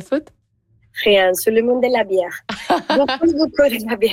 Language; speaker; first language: French; non-native, learner; Spanish